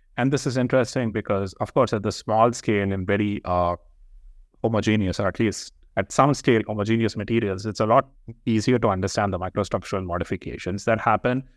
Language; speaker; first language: English; non-native, local second language; Telugu